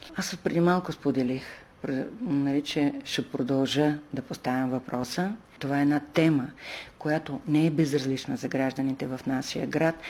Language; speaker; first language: Bulgarian; native; Bulgarian